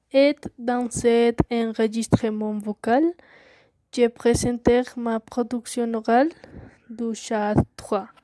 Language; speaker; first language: French; non-native, learner; Spanish